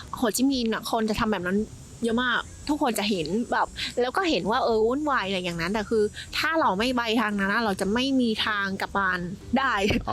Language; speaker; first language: Thai; non-native, fluent; Vietnamese